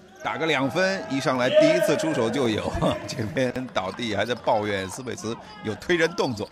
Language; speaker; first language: Chinese; native; Chinese